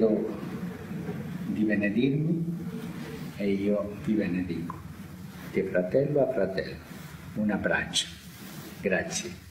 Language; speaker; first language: Italian; non-native, fluent; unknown